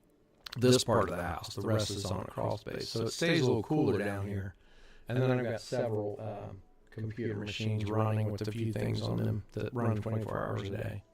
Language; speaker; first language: English; native; English